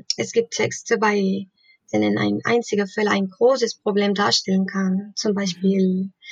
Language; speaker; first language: German; non-native, fluent; Spanish